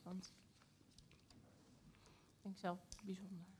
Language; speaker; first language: Dutch; native; Dutch